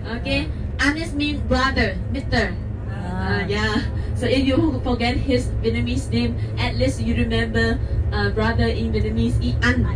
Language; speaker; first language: English; non-native, learner; Vietnamese